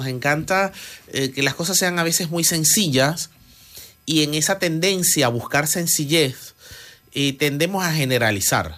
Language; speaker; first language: Spanish; native; Spanish